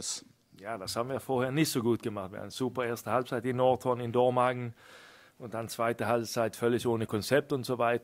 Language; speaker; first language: German; non-native, fluent; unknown